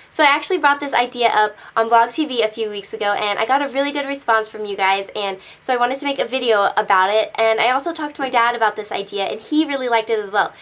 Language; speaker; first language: English; native; English